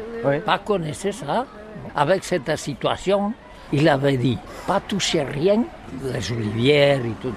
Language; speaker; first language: French; non-native, learner; Catalan